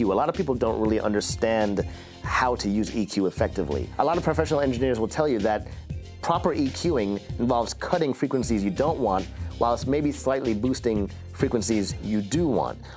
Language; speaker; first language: English; native; English